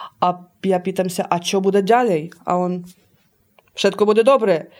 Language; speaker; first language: Ukrainian; early bilingual, heritage; Slovak